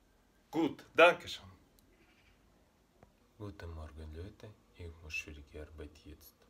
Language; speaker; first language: German; non-native, learner; Russian